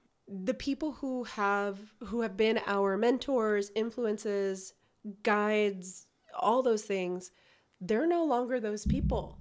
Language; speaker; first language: English; early bilingual, other home language; Spanish